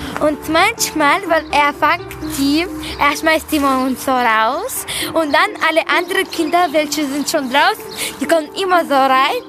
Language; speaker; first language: German; early bilingual, other home language; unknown